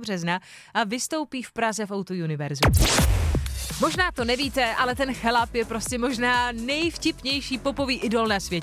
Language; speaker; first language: Czech; native; Czech